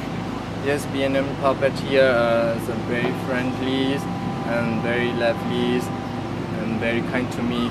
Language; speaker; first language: English; non-native, learner; Burmese